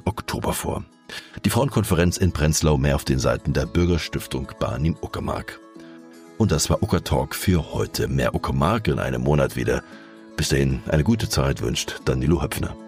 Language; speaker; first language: German; native; German